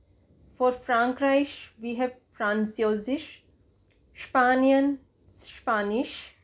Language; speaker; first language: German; non-native, fluent; Hindi